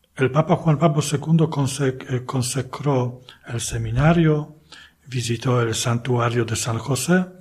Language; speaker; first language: Spanish; non-native, fluent; Polish